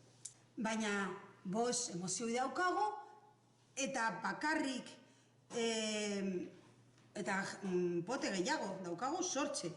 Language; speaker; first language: Basque; non-native, local second language; Spanish